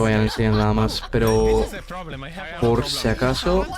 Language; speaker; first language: Spanish; native; Spanish